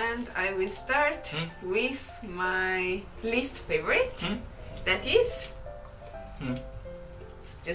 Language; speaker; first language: English; non-native, fluent; Italian